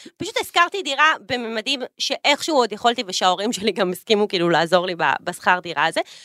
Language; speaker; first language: Hebrew; native; Hebrew